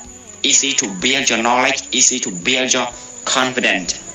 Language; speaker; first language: English; non-native, learner; Khmer